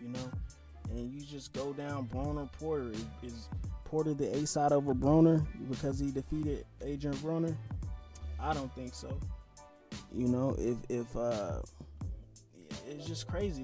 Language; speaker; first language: English; native; English